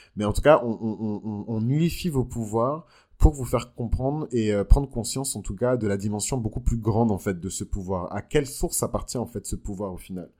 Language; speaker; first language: French; native; French